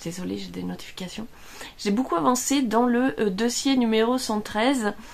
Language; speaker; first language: French; non-native, fluent; Italian